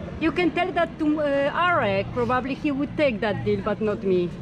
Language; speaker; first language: English; non-native, fluent; Polish